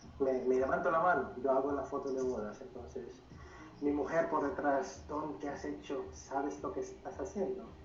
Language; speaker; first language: Spanish; non-native, fluent; Filipino